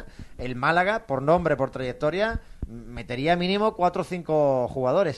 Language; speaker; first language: Spanish; native; Spanish